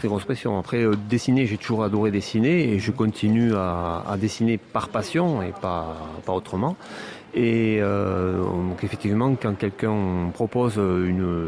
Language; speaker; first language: French; native; French